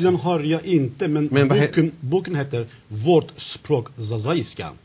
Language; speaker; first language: Swedish; non-native, fluent; Zaza